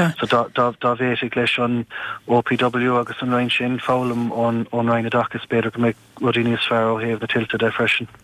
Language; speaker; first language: Irish; non-native, local second language; English